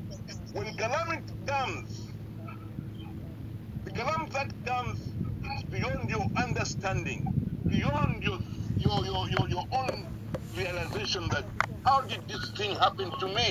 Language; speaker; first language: English; non-native, local second language; Bemba